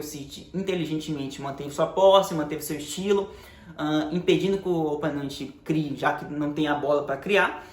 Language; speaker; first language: Portuguese; native; Portuguese